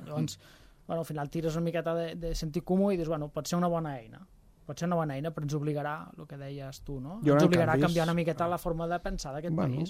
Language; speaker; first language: Catalan; native; Catalan